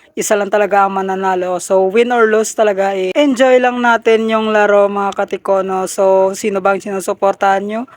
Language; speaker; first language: Filipino; non-native, local second language; Hiligaynon